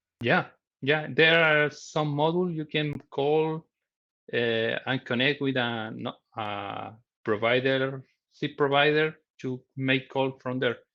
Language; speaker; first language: English; non-native, learner; Spanish